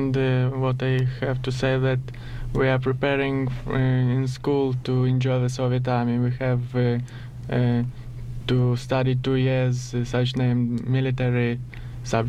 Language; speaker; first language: English; non-native, learner; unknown